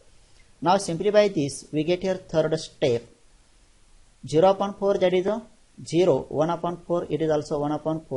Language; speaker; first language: English; non-native, local second language; Marathi